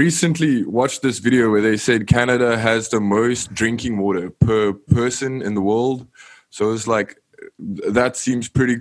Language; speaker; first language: English; non-native, local second language; Afrikaans